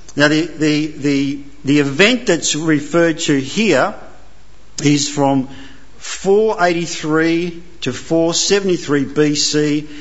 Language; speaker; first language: English; native; English